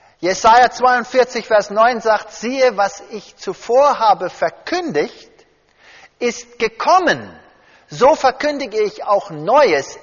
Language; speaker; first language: German; early bilingual, heritage; German